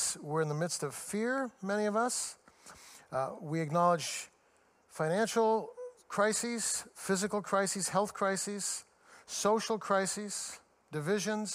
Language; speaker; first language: English; native; English